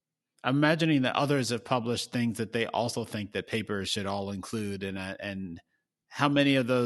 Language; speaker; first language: English; native; English